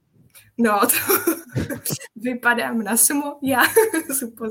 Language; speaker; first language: Czech; non-native, fluent; Japanese